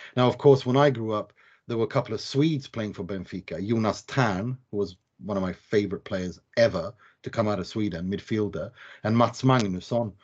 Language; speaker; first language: English; non-native, fluent; Swedish